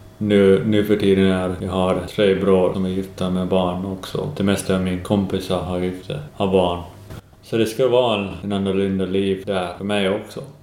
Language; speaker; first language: Swedish; non-native, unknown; English